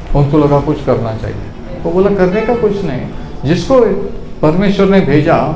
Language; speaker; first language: Hindi; non-native, local second language; Marathi